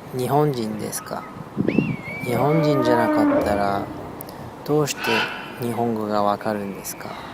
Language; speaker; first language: Japanese; non-native, fluent; French